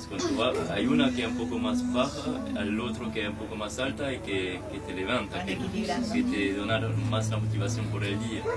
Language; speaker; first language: Spanish; non-native, fluent; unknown